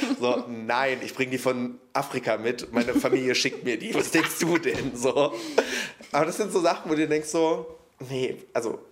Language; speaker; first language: German; early bilingual, other home language; Polish